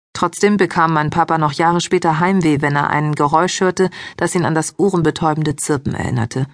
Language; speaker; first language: German; early bilingual, other home language; Greek